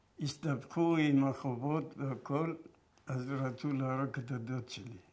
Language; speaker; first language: Hebrew; non-native, fluent; Persian